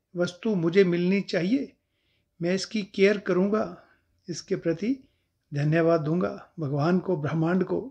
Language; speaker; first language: Hindi; non-native, local second language; Punjabi